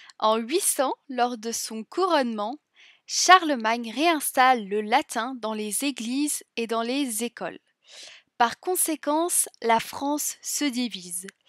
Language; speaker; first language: French; native; French